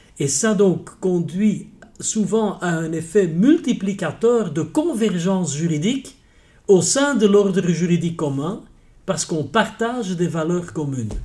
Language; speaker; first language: French; non-native, local second language; Dutch